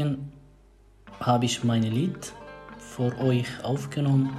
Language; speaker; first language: German; non-native, fluent; Kurdish